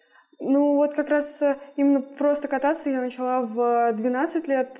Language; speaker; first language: Russian; native; Russian